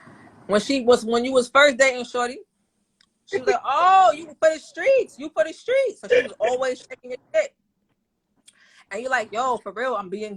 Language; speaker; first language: English; native; English